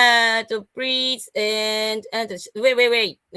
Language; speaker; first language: English; non-native, learner; Japanese